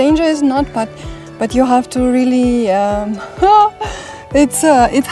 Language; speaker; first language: English; non-native, learner; German